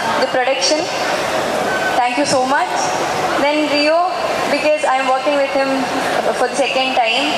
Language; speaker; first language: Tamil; non-native, local second language; Malayalam